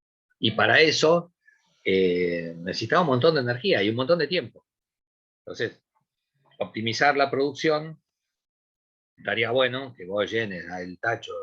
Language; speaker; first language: Spanish; native; Spanish